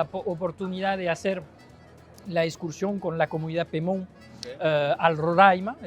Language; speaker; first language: Spanish; non-native, fluent; French